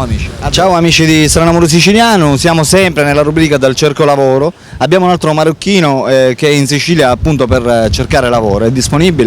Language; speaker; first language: Italian; native; Italian